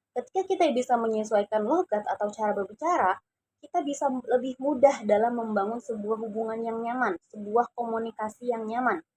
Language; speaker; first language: Indonesian; non-native, local second language; Javanese